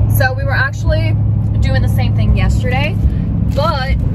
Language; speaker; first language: English; native; English